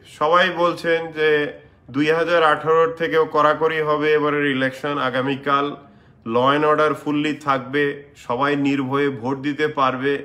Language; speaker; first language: Bangla; native; Bangla